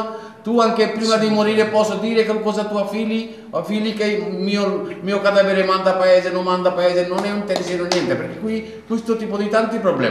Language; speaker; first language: Italian; non-native, learner; Bangla